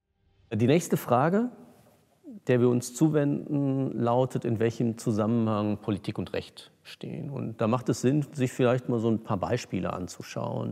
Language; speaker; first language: German; native; German